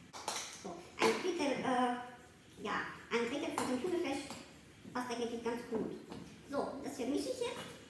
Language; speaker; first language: German; non-native, fluent; Russian